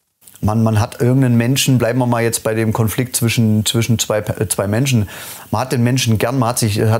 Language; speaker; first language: German; native; German